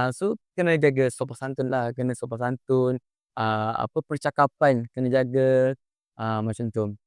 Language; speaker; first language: Malay; native; Malay